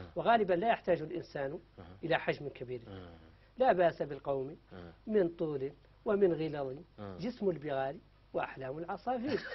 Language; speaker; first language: Arabic; native; Arabic